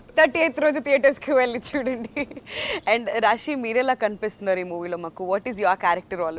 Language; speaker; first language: Telugu; native; Telugu